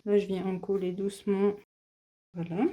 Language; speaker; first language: French; native; French